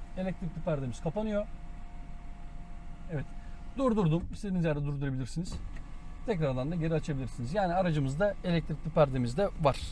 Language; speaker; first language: Turkish; native; Turkish